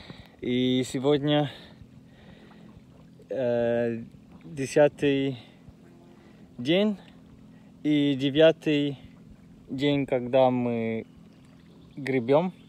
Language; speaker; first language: Russian; non-native, learner; Finnish